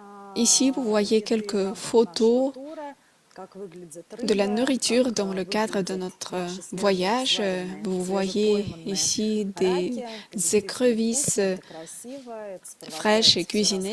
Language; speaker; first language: French; non-native, fluent; Russian